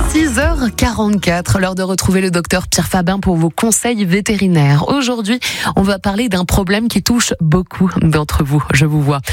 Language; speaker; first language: French; native; French